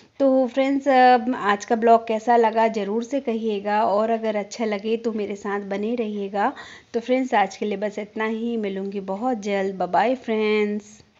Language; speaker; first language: Hindi; non-native, local second language; Bangla